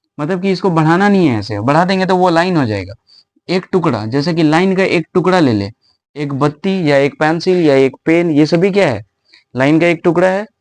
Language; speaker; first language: Hindi; native; Hindi